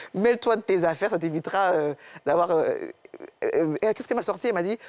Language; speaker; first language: French; native; French